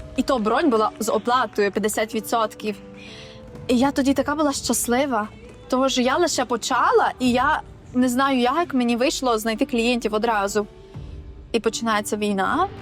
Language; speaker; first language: Ukrainian; native; Ukrainian